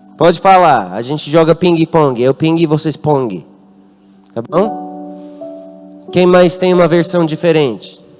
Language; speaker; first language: Portuguese; non-native, fluent; English